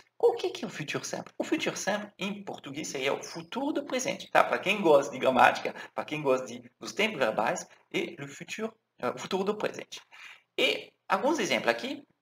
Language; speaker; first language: Portuguese; non-native, fluent; French